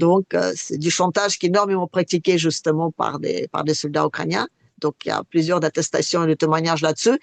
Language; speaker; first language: French; non-native, fluent; Russian